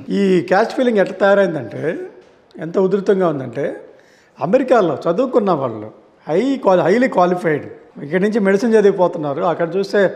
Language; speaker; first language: Telugu; native; Telugu